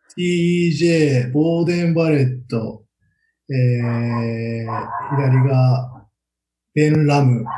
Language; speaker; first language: Japanese; native; Japanese